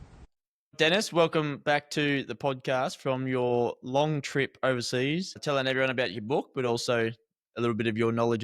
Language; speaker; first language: English; native; English